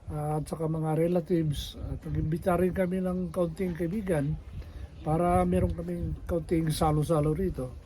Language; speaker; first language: Filipino; native; Filipino